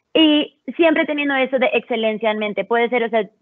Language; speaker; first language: Spanish; early bilingual, heritage; Spanish